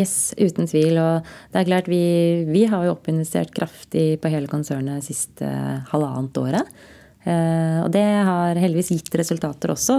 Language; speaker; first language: Norwegian; native; Norwegian